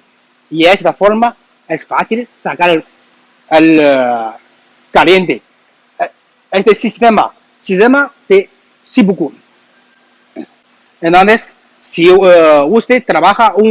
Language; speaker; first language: Spanish; non-native, learner; Chinese